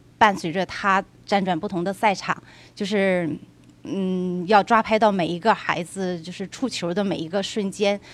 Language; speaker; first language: Chinese; native; Chinese